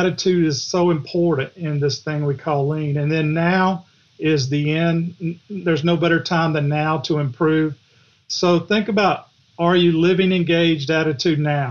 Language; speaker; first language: English; native; English